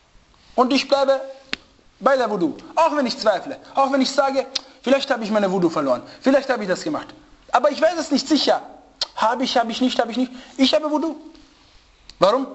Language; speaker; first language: German; non-native, fluent; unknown